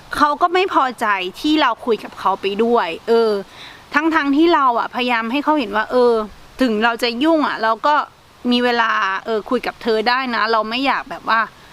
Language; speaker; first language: Thai; native; Thai